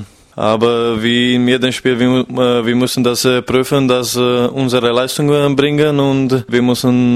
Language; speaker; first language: German; non-native, fluent; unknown